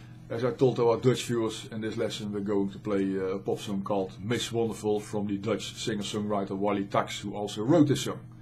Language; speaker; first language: English; non-native, fluent; Dutch